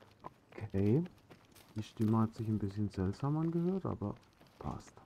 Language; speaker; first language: German; native; German